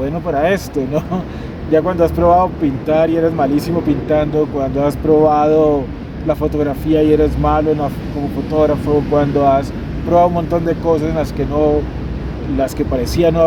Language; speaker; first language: Spanish; native; Spanish